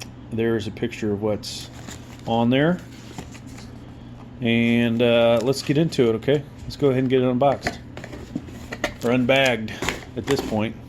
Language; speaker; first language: English; native; English